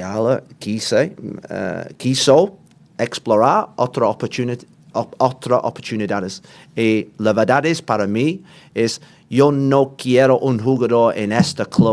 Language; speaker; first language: Spanish; non-native, learner; English